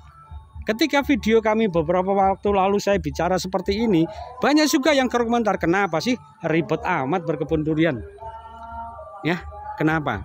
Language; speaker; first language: Indonesian; native; Indonesian